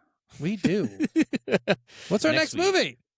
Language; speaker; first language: English; native; English